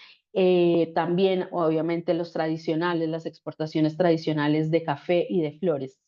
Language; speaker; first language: Spanish; native; Spanish